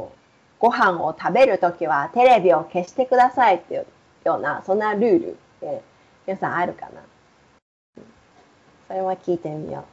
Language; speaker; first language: Japanese; native; Japanese